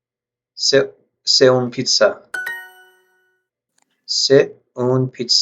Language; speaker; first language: French; non-native, learner; English